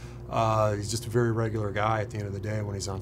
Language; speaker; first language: English; native; English